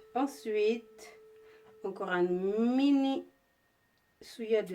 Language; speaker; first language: French; non-native, fluent; Indonesian